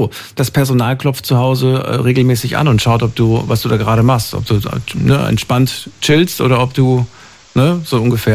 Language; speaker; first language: German; native; German